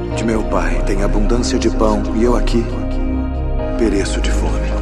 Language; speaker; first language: Portuguese; non-native, fluent; English